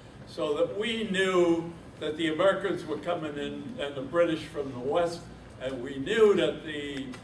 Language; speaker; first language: English; native; English